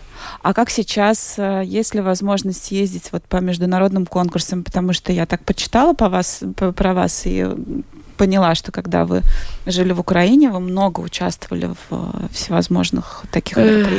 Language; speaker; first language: Russian; native; Russian